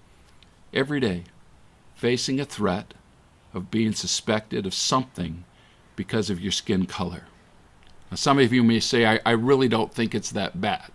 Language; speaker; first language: English; native; English